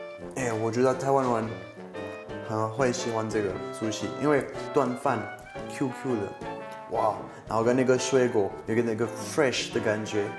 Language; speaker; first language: Chinese; non-native, fluent; French